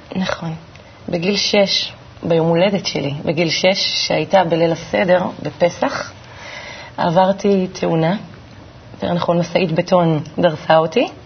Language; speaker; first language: Hebrew; native; Hebrew